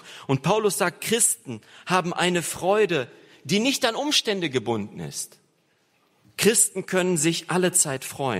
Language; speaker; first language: German; native; German